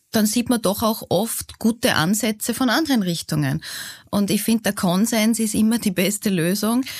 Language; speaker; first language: German; native; German